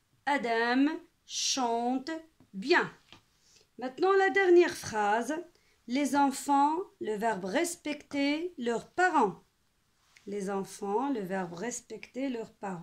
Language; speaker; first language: French; non-native, local second language; Arabic